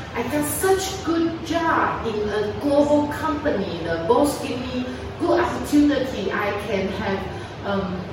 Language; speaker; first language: English; non-native, fluent; Chinese